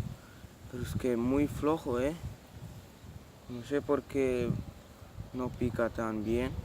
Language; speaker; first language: Spanish; non-native, local second language; Catalan